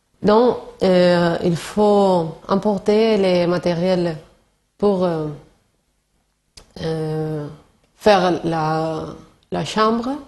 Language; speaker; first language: French; non-native, learner; Spanish